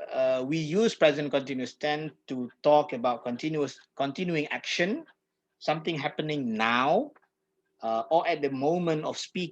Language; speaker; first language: English; non-native, fluent; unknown